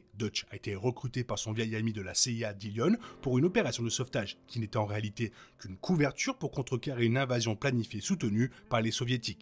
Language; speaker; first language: French; native; French